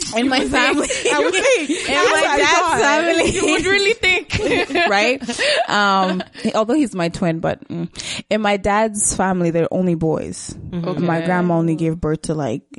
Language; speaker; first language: English; non-native, local second language; Kinyarwanda